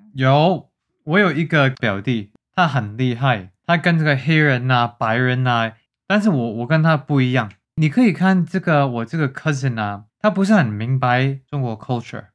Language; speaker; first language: Chinese; early bilingual, heritage; Chinese